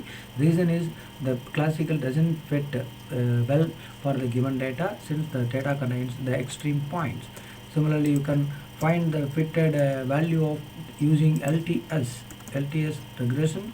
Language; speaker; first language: English; non-native, local second language; Tamil